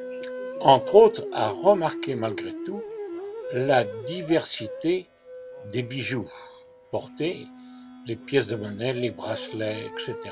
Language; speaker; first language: French; native; French